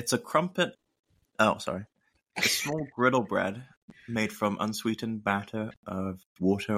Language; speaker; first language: English; native; English